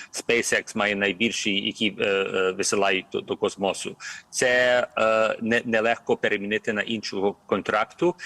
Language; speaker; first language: Ukrainian; early bilingual, heritage; Ukrainian